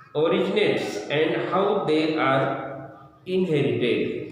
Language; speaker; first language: English; non-native, local second language; Marathi